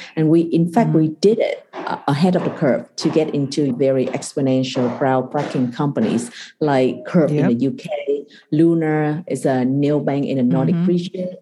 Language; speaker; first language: English; non-native, fluent; Vietnamese